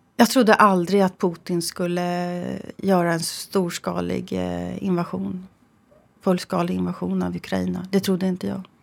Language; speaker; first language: Swedish; native; Swedish